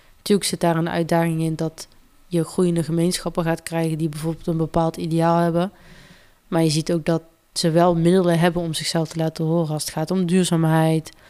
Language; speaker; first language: Dutch; native; Dutch